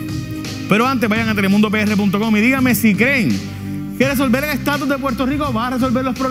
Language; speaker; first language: Spanish; native; Spanish